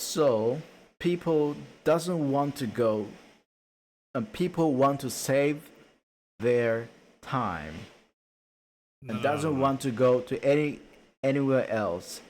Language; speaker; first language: English; non-native, learner; Japanese